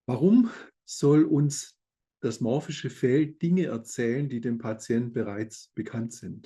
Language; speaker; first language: German; native; German